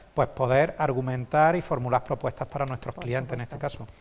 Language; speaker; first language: Spanish; native; Spanish